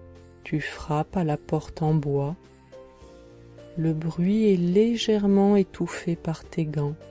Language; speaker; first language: French; native; French